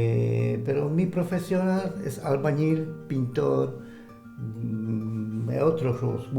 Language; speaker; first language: Spanish; non-native, learner; Hungarian